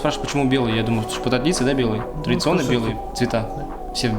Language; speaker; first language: Russian; native; Russian